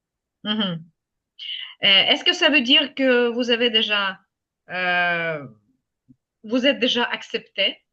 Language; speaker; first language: French; non-native, fluent; Ukrainian